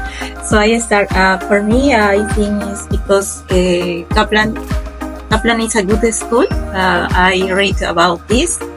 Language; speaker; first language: English; non-native, learner; Spanish